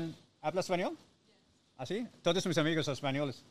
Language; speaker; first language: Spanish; non-native, learner; Somali